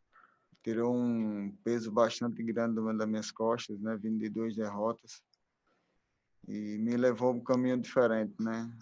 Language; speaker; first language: Portuguese; native; Portuguese